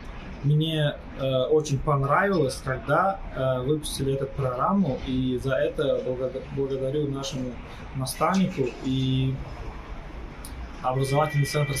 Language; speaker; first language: Russian; non-native, fluent; Turkmen